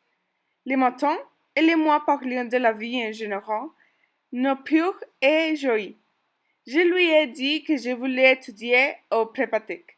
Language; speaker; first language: French; non-native, learner; Spanish